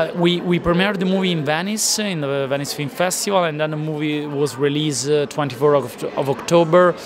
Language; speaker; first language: English; non-native, fluent; Italian